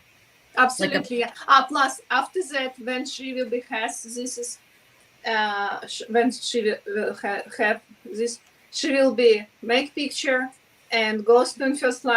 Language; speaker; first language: English; non-native, learner; Ukrainian